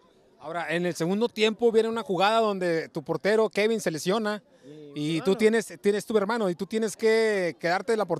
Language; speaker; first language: Spanish; native; Spanish